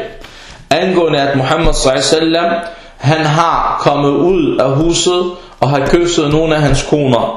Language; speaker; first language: Danish; early bilingual, other home language; Arabic